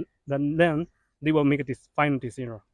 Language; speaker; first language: English; non-native, fluent; Chinese